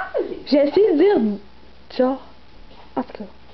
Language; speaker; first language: French; native; French